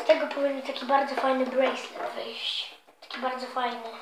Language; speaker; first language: Polish; early bilingual, heritage; Polish